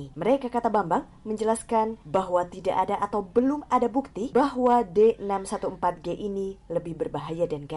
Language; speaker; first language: Indonesian; native; Indonesian